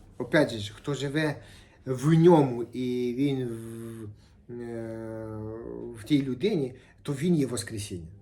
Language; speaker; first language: Ukrainian; native; Ukrainian